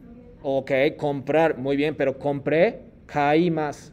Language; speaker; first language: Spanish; non-native, fluent; Japanese